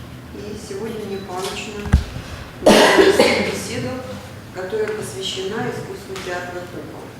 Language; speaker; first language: Russian; native; Russian